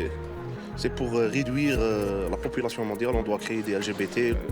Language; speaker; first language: French; non-native, learner; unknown